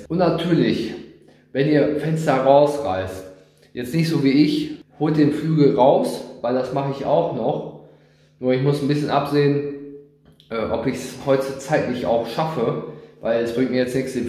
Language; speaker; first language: German; native; German